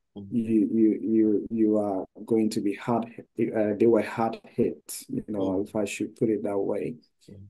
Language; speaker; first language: English; non-native, local second language; Akan